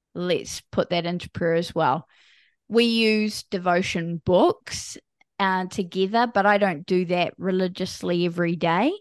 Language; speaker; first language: English; native; English